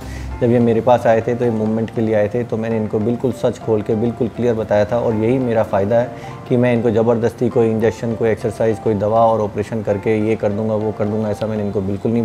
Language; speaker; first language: Hindi; native; Hindi